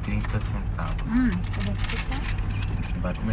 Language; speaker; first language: Portuguese; early bilingual, heritage; Portuguese